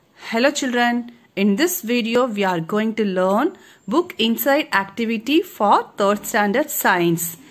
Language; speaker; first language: English; non-native, local second language; Tamil